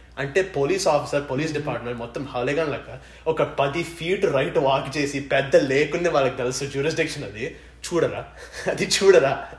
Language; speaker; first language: Telugu; early bilingual, other home language; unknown